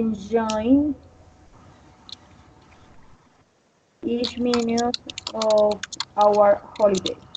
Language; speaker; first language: English; non-native, learner; Spanish